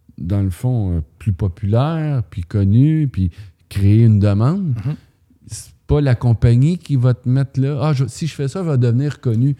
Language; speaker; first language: French; native; French